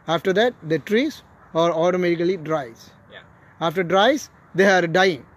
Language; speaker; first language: English; non-native, local second language; Tamil